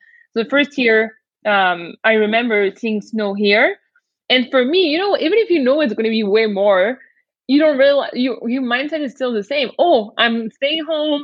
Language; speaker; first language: English; non-native, fluent; French